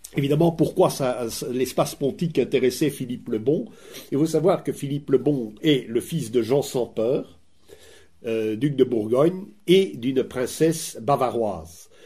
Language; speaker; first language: French; native; French